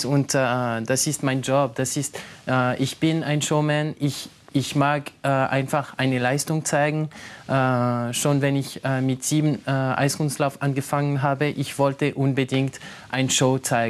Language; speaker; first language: German; non-native, local second language; French